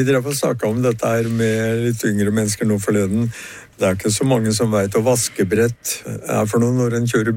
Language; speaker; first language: Norwegian; native; Norwegian